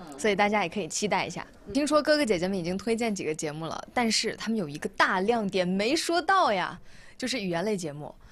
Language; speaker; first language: Chinese; native; Chinese